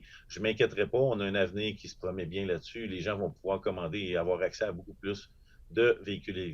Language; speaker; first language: French; native; French